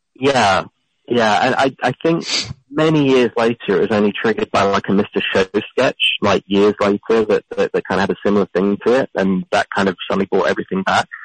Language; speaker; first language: English; native; English